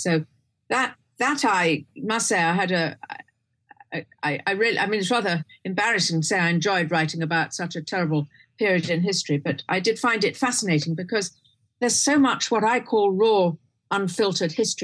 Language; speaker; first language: English; native; English